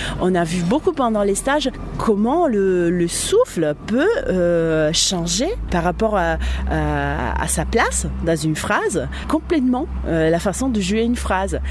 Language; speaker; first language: French; non-native, fluent; Italian